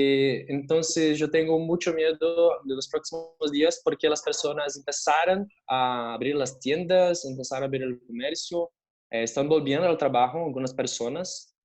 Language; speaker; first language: Spanish; non-native, fluent; Portuguese